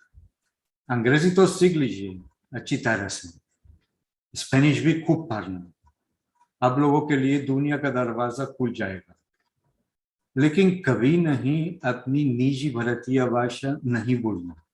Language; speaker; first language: Hindi; non-native, fluent; Spanish